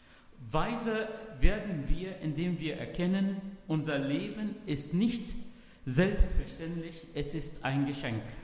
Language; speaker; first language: German; non-native, fluent; Arabic